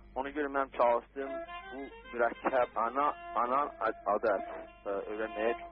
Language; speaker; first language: Azerbaijani; non-native, learner; English